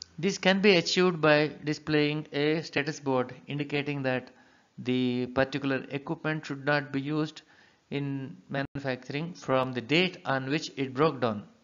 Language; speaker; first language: English; non-native, local second language; Telugu